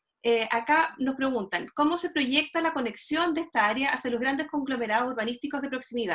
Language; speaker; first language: Spanish; native; Spanish